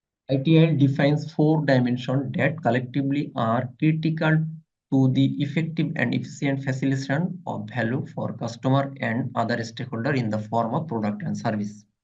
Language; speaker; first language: English; non-native, local second language; Bangla